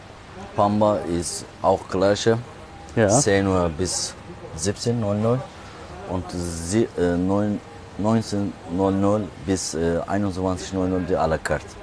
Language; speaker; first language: German; non-native, learner; Turkish